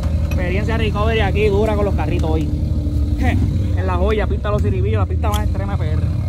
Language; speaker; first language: Spanish; native; Spanish